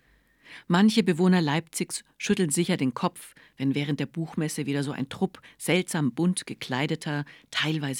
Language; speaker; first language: German; native; German